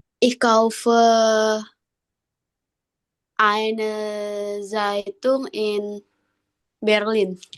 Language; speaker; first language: German; non-native, learner; Indonesian